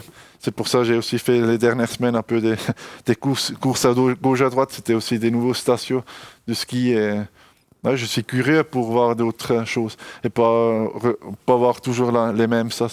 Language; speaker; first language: French; non-native, local second language; German